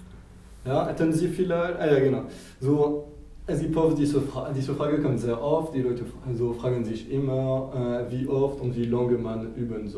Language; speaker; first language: German; non-native, fluent; French